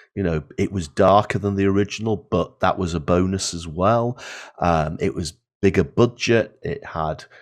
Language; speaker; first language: English; native; English